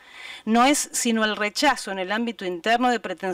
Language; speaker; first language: Spanish; native; Spanish